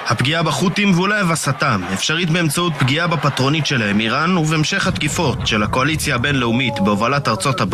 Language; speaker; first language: Hebrew; native; Hebrew